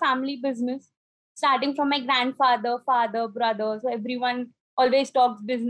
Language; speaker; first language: English; non-native, local second language; Marathi